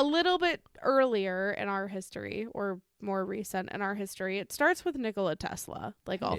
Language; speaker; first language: English; native; English